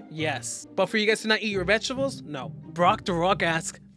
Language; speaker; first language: English; native; English